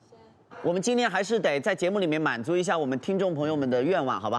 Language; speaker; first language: Chinese; native; Chinese